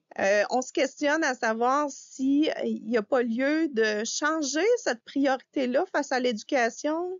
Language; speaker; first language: French; native; French